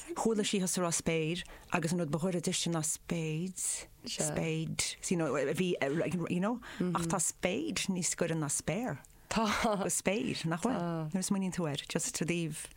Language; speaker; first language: Irish; native; Irish